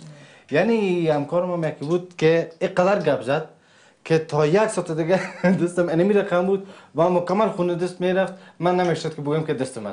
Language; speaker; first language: Persian; native; Persian